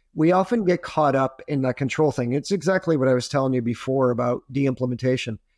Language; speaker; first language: English; native; English